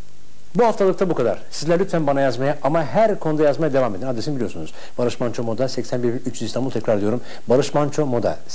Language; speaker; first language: Turkish; native; Turkish